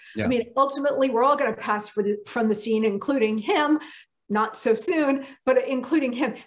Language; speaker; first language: English; native; English